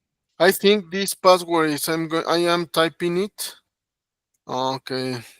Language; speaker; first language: English; non-native, learner; Spanish